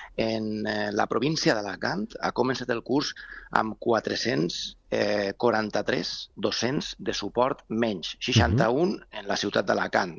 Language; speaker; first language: Catalan; native; Catalan